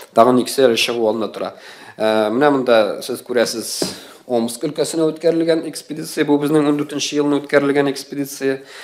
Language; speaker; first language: Tatar; native; Tatar